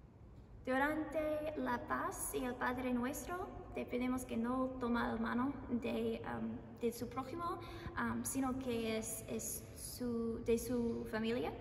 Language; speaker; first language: Spanish; non-native, learner; English